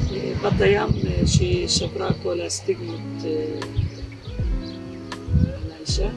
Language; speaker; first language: Hebrew; non-native, local second language; Arabic